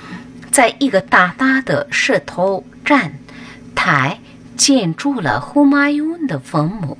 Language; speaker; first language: Chinese; non-native, learner; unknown